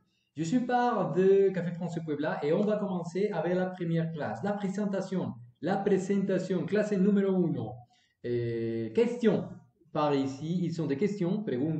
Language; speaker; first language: French; non-native, learner; Spanish